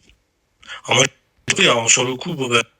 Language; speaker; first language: French; native; French